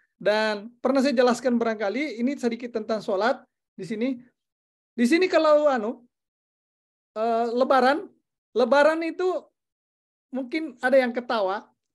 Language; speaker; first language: Indonesian; non-native, local second language; Buginese